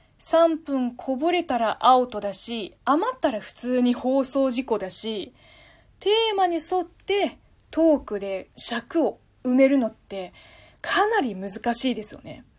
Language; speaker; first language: Japanese; non-native, fluent; Chinese